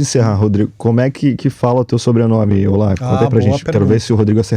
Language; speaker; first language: Portuguese; native; Portuguese